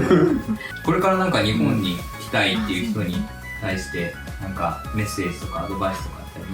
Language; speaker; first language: Japanese; native; Japanese